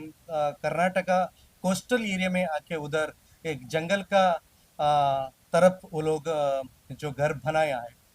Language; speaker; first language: Hindi; non-native, local second language; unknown